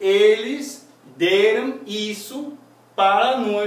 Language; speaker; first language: Portuguese; non-native, fluent; English